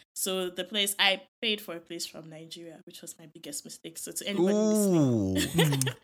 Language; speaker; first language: English; non-native, local second language; Yoruba